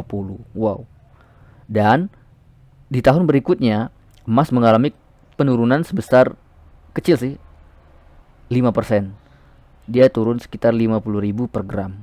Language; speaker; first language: Indonesian; native; Indonesian